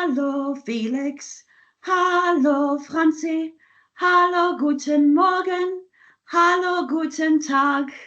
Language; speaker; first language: German; non-native, fluent; English